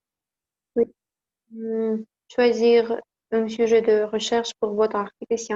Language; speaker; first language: French; non-native, learner; Kazakh